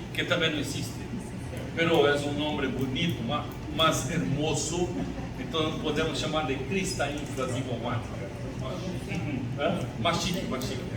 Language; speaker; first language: Spanish; non-native, learner; Portuguese